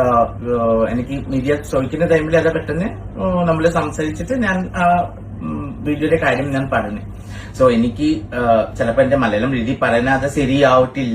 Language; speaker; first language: Malayalam; non-native, fluent; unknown